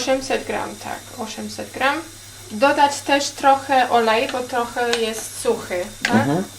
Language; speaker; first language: Polish; non-native, learner; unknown